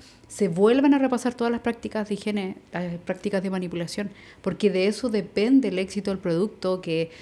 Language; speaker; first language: Spanish; native; Spanish